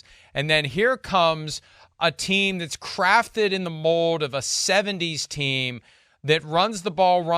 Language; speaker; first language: English; native; English